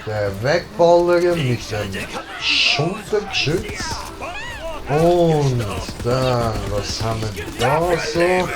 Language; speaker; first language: German; native; German